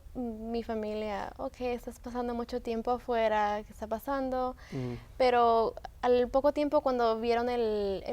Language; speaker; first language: Spanish; early bilingual, heritage; Spanish